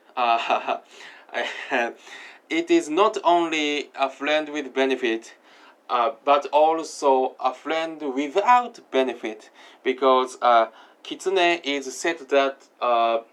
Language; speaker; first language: English; non-native, learner; Japanese